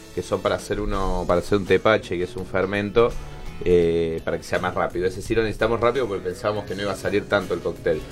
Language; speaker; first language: Spanish; native; Spanish